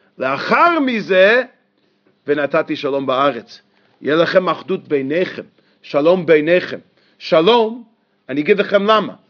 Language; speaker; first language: Hebrew; non-native, fluent; English